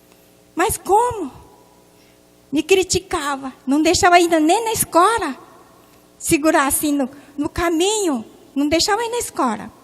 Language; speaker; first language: Portuguese; non-native, local second language; Japanese